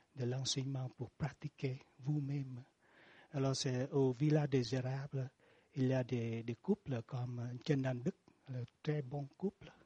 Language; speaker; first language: French; non-native, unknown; Vietnamese